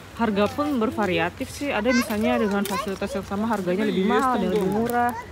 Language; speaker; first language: Indonesian; native; Indonesian